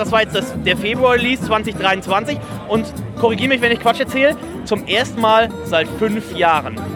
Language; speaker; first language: German; native; German